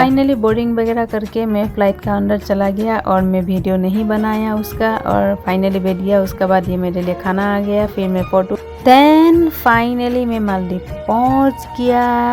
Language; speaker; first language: Hindi; non-native, local second language; Assamese